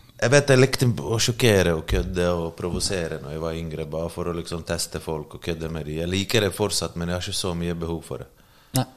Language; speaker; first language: Norwegian; early bilingual, other home language; Bosnian